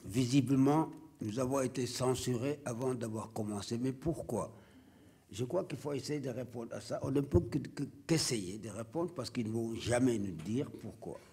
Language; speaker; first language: French; non-native, local second language; Wolof